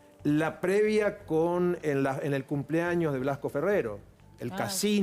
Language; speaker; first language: Spanish; native; Spanish